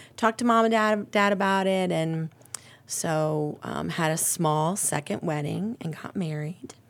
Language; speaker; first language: English; native; English